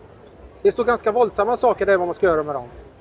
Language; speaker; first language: Swedish; native; Swedish